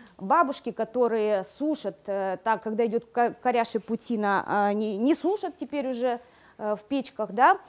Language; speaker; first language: Russian; native; Russian